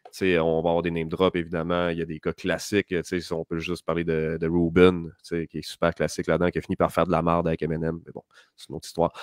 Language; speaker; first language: French; native; French